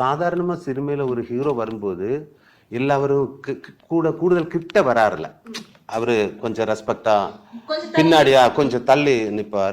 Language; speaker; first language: Tamil; non-native, learner; Malayalam